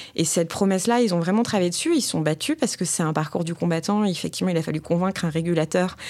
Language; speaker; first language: French; native; French